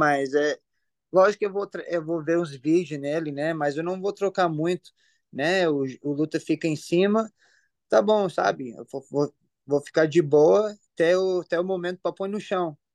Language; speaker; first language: Portuguese; early bilingual, heritage; English